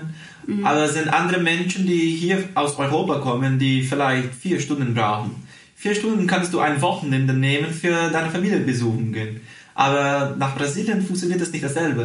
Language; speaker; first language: German; early bilingual, heritage; Portuguese